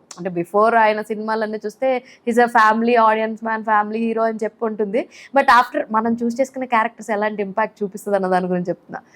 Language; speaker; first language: Telugu; native; Telugu